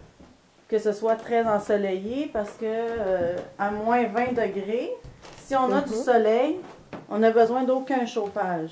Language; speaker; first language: French; native; French